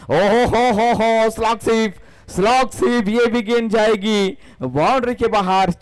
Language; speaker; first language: Hindi; non-native, local second language; Marathi